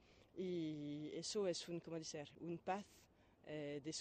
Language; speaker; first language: Spanish; non-native, fluent; French